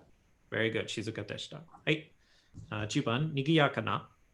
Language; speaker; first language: Japanese; non-native, fluent; English